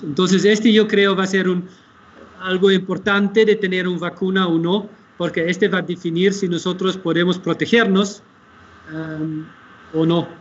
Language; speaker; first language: Spanish; non-native, fluent; Dutch